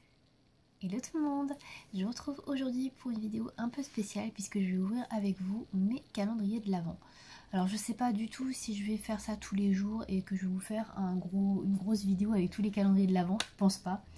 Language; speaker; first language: French; native; French